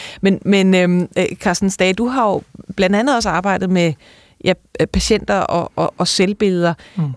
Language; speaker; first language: Danish; native; Danish